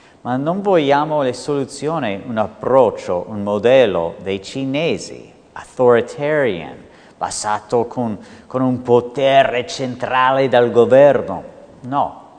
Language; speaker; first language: Italian; non-native, fluent; English